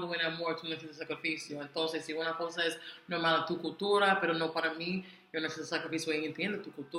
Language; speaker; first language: Spanish; non-native, learner; English